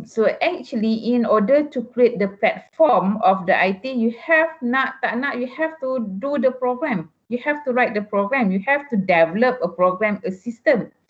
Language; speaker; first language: English; non-native, local second language; Malay